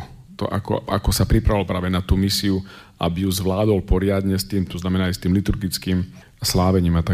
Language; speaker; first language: Slovak; native; Slovak